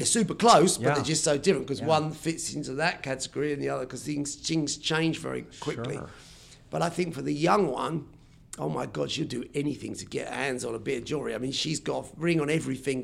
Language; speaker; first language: English; native; English